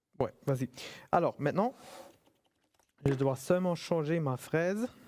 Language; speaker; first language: French; non-native, fluent; German